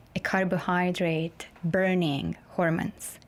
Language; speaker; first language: English; non-native, fluent; Italian